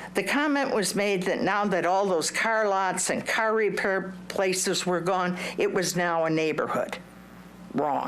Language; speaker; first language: English; native; English